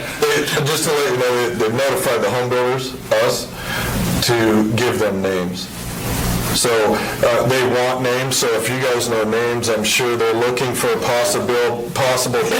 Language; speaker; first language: English; native; English